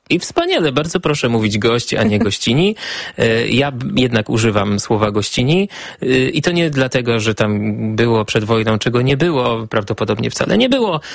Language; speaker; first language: Polish; native; Polish